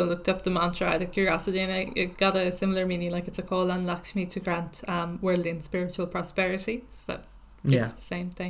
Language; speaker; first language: English; native; English